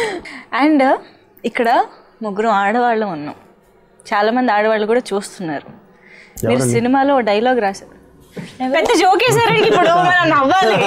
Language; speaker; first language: Telugu; native; Telugu